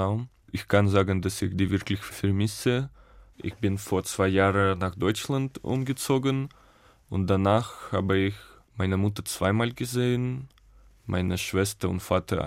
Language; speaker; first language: German; non-native, fluent; Russian